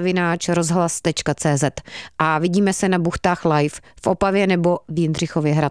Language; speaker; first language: Czech; native; Czech